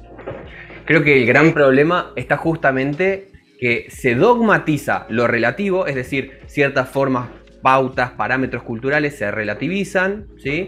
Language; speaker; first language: Spanish; native; Spanish